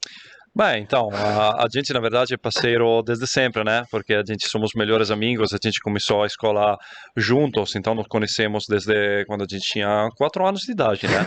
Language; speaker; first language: Portuguese; non-native, fluent; Italian